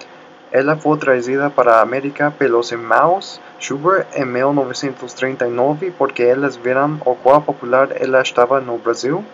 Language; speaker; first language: Portuguese; non-native, learner; Spanish